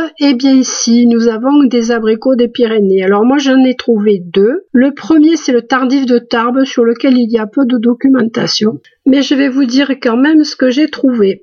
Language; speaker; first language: French; native; French